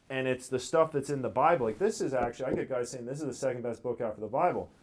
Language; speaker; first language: English; native; English